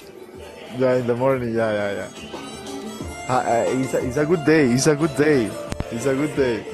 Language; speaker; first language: English; non-native, learner; Spanish